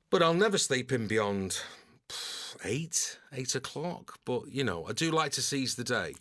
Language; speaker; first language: English; native; English